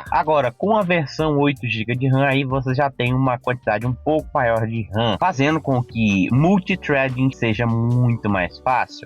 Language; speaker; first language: Portuguese; native; Portuguese